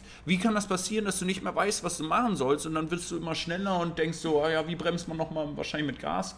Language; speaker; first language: German; native; German